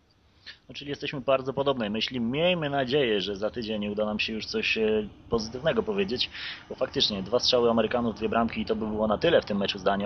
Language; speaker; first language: Polish; native; Polish